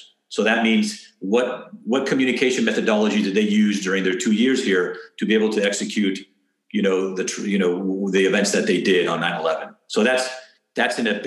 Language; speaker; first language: English; early bilingual, other home language; Spanish